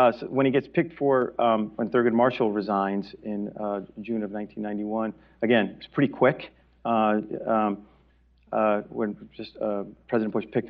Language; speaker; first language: English; native; English